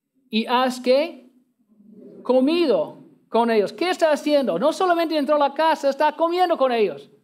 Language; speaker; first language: Spanish; non-native, learner; English